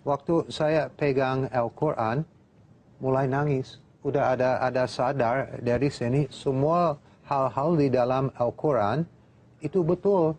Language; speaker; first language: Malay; non-native, fluent; English